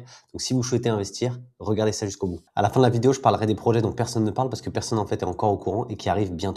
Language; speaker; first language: French; native; French